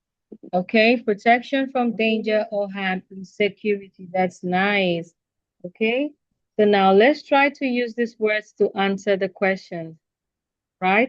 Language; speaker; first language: English; non-native, fluent; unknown